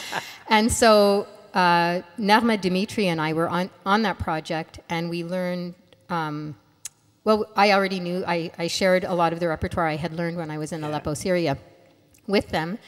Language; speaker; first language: English; non-native, fluent; Arabic